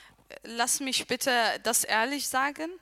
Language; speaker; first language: German; non-native, learner; Arabic